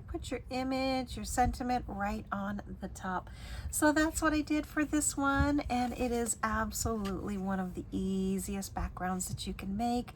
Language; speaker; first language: English; native; English